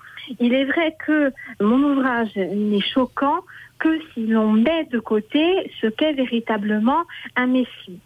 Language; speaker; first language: French; native; French